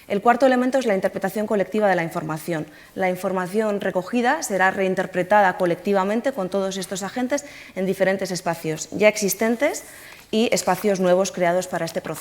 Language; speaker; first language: Spanish; native; Spanish